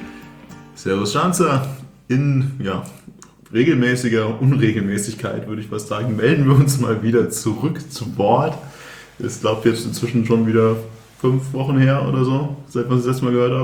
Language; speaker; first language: German; native; German